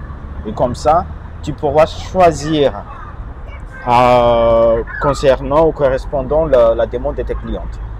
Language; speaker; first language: French; non-native, fluent; Chinese